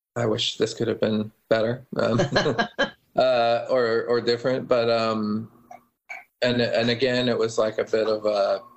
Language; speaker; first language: English; native; English